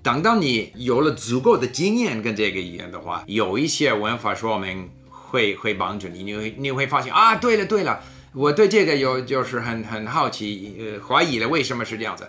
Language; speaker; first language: Cantonese; non-native, learner; English